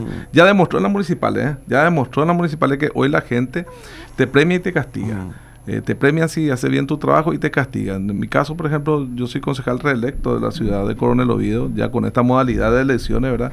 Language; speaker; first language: Spanish; native; Spanish